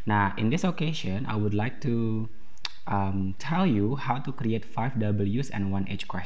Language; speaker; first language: English; non-native, fluent; Indonesian